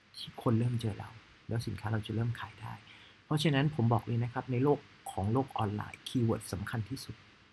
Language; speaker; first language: Thai; native; Thai